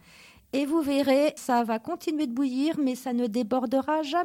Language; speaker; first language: French; native; French